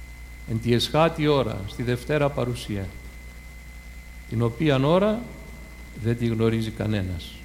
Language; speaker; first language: Greek; native; Greek